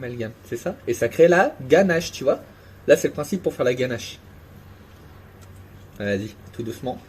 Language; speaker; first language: French; native; French